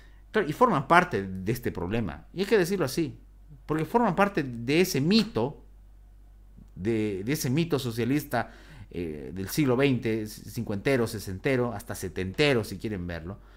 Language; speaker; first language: Spanish; native; Spanish